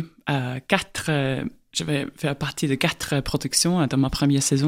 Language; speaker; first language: French; non-native, fluent; Estonian